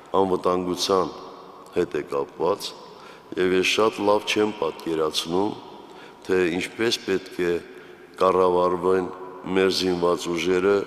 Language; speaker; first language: Armenian; native; Armenian